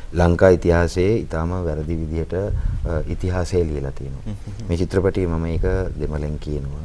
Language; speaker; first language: Sinhala; native; Sinhala